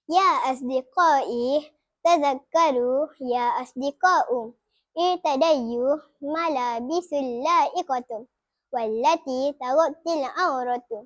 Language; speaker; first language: Arabic; non-native, learner; Malay